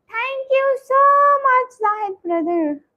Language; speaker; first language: English; non-native, learner; Punjabi